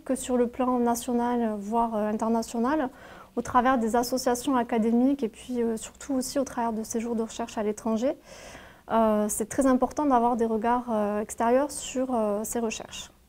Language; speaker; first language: French; native; French